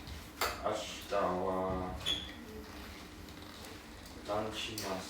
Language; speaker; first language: Japanese; non-native, learner; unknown